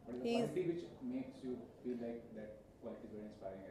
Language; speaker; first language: English; non-native, local second language; Hindi